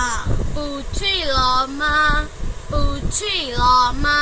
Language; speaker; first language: Chinese; non-native, fluent; Burmese